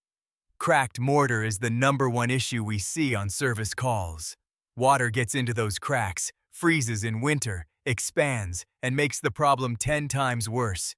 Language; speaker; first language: English; native; English